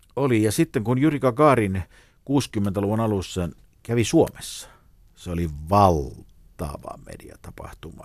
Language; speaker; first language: Finnish; native; Finnish